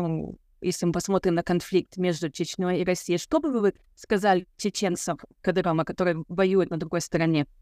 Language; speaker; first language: Russian; non-native, local second language; Ukrainian